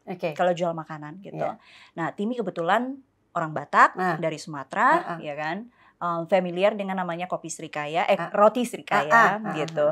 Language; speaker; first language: Indonesian; native; Indonesian